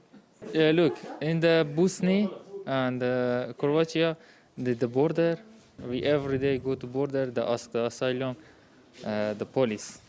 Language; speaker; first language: English; non-native, learner; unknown